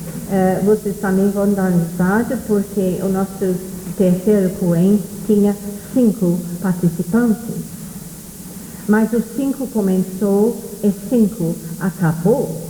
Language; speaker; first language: Portuguese; non-native, fluent; English